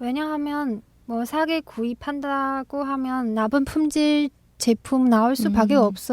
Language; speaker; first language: Korean; non-native, fluent; Chinese